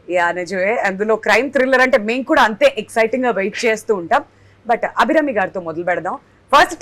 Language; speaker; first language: Telugu; native; Telugu